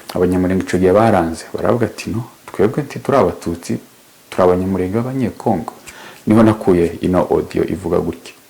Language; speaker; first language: Kinyarwanda; native; Kinyarwanda